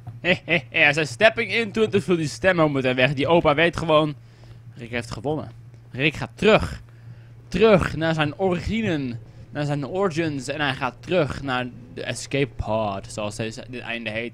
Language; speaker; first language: Dutch; native; Dutch